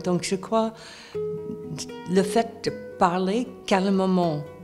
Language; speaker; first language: French; non-native, fluent; English